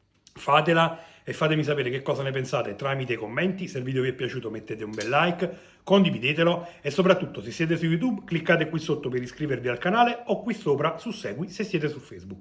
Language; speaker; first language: Italian; native; Italian